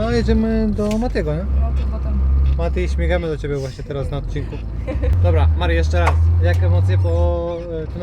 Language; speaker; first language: Polish; native; Polish